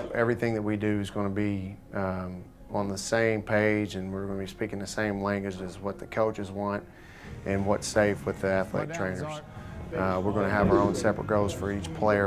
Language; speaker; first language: English; native; English